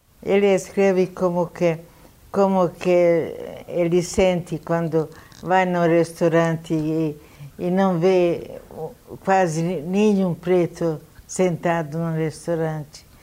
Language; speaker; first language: Portuguese; non-native, fluent; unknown